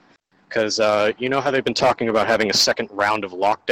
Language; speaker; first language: English; native; English